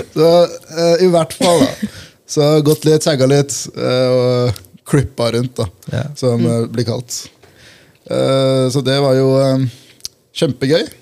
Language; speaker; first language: Norwegian; early bilingual, other home language; Punjabi